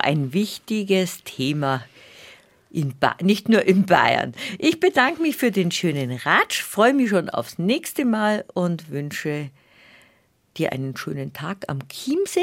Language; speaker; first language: German; native; German